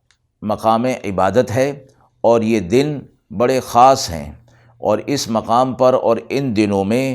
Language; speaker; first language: Urdu; native; Urdu